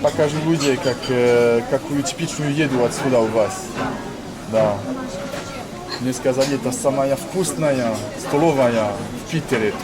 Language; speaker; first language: Russian; non-native, learner; French